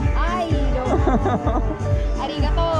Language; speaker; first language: Japanese; non-native, learner; Filipino